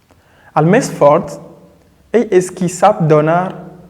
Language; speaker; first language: Catalan; non-native, fluent; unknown